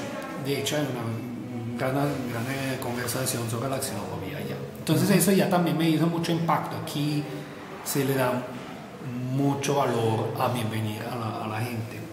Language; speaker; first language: Spanish; non-native, fluent; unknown